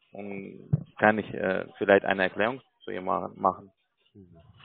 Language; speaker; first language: German; non-native, learner; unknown